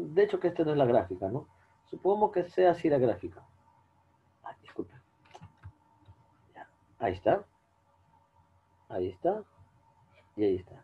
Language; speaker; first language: Spanish; native; Spanish